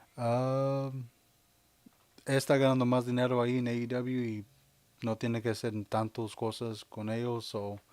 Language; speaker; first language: Spanish; early bilingual, heritage; Spanish